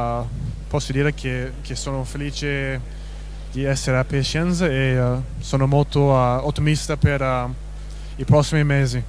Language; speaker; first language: Italian; non-native, fluent; English